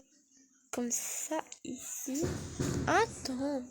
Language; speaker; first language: French; non-native, learner; Arabic